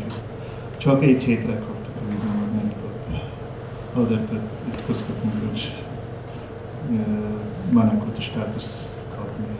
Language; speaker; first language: Hungarian; non-native, learner; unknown